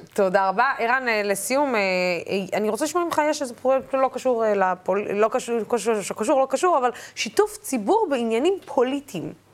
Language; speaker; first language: Hebrew; non-native, local second language; Arabic